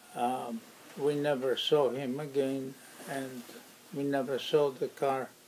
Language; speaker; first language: English; non-native, fluent; Ukrainian